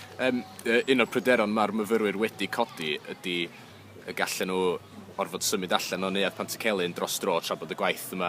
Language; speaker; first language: Welsh; native; Welsh